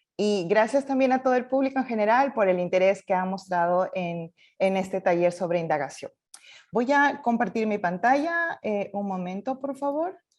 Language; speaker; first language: Spanish; native; Spanish